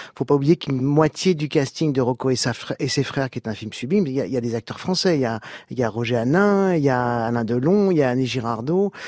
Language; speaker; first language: French; native; French